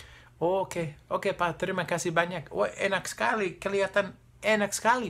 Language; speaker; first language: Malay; non-native, fluent; English